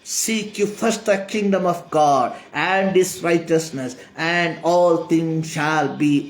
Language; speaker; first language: English; non-native, local second language; Kannada